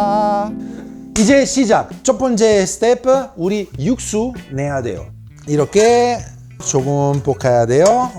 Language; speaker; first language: Korean; non-native, learner; Italian